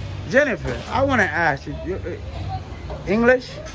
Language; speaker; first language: English; native; English